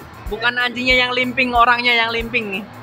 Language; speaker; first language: Indonesian; native; Indonesian